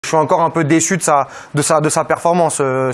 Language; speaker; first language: French; native; French